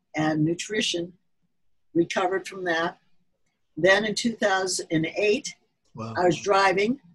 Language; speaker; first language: English; native; English